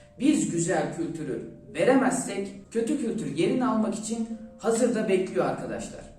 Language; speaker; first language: Turkish; native; Turkish